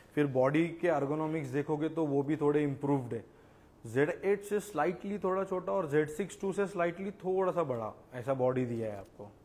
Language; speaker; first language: Hindi; non-native, local second language; Marathi